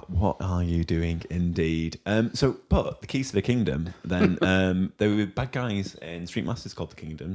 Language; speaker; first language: English; native; English